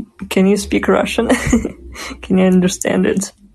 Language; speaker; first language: English; non-native, fluent; Russian